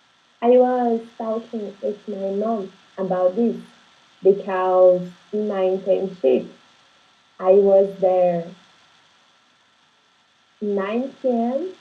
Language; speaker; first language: English; non-native, learner; Portuguese